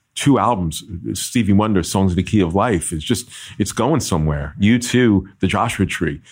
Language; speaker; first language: English; native; English